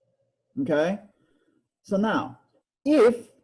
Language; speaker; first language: English; non-native, fluent; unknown